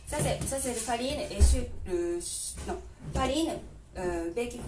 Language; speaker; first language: French; non-native, learner; Japanese